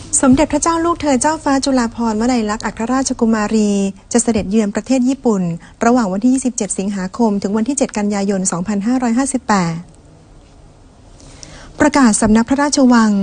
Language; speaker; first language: Thai; native; Thai